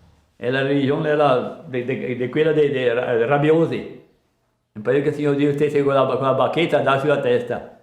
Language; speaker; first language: Italian; early bilingual, heritage; Italian